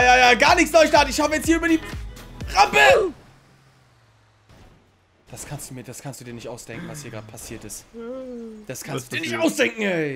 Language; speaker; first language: German; native; German